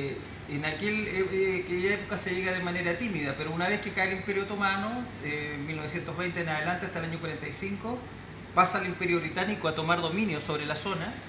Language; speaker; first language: Spanish; native; Spanish